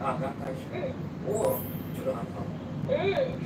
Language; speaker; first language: Chinese; non-native, learner; Japanese